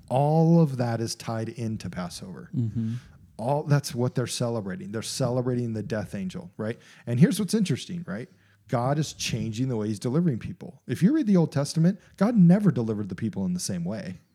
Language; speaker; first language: English; native; English